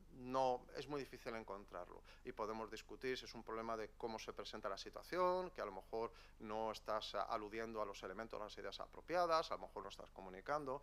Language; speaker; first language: Spanish; native; Spanish